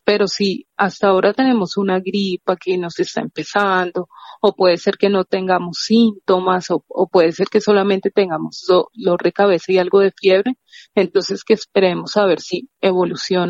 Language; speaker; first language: Spanish; native; Spanish